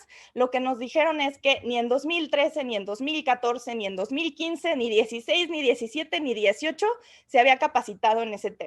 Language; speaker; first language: Spanish; native; Spanish